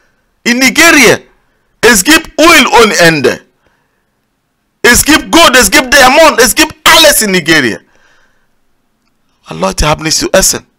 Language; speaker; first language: German; non-native, learner; Igbo